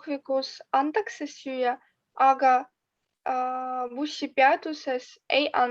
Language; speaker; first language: Estonian; non-native, learner; Russian